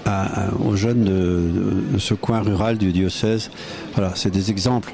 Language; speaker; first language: French; native; French